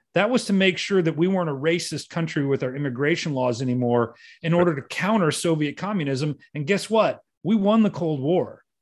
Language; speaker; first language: English; native; English